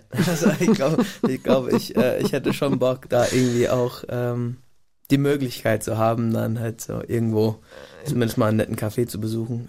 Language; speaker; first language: German; non-native, fluent; English